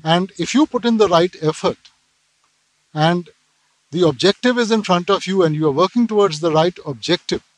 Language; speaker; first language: English; non-native, local second language; Punjabi